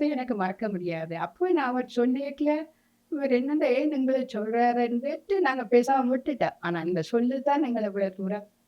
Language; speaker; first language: Tamil; native; Tamil